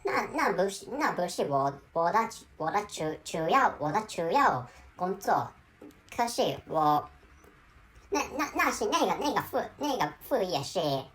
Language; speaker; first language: Chinese; non-native, learner; Japanese